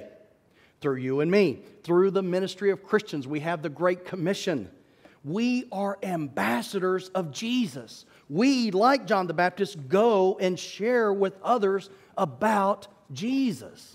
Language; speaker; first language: English; native; English